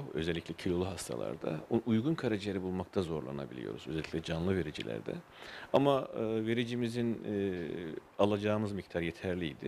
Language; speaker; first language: Turkish; native; Turkish